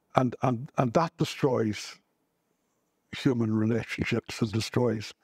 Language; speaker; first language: English; native; English